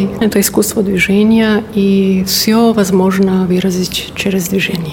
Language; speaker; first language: Russian; non-native, learner; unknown